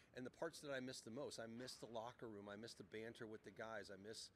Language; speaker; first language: English; native; English